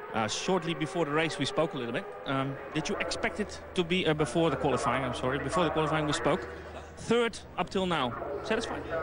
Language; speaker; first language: English; non-native, fluent; Dutch